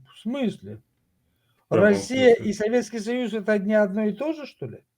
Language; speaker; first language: Russian; native; Russian